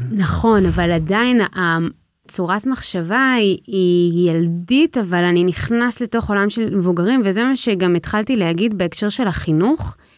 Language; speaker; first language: Hebrew; native; Hebrew